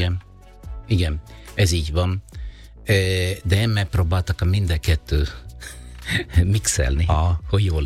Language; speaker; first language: Hungarian; non-native, fluent; Italian